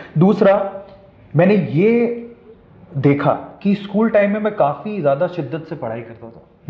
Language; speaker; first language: Hindi; native; Hindi